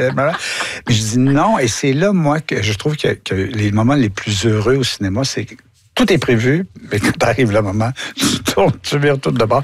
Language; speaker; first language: French; native; French